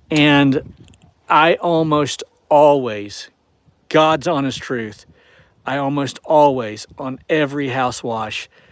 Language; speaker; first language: English; native; English